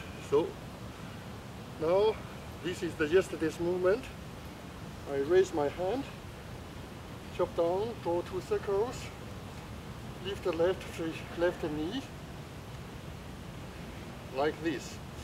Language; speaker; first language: English; non-native, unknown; Chinese